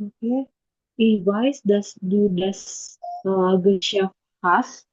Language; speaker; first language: German; non-native, learner; Indonesian